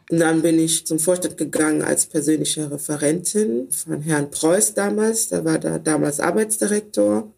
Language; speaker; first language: German; early bilingual, other home language; Ewe